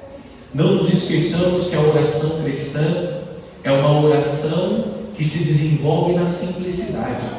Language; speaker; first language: Portuguese; native; Portuguese